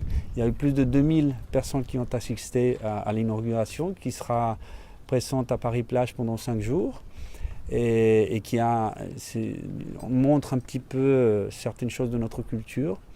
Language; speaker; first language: French; non-native, fluent; Spanish